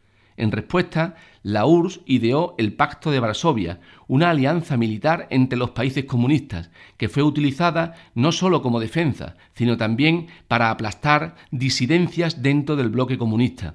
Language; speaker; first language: Spanish; native; Spanish